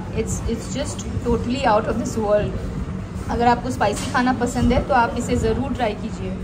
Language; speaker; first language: Hindi; native; Hindi